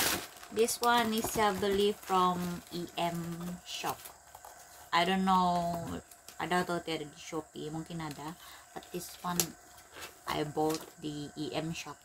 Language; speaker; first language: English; non-native, local second language; Malay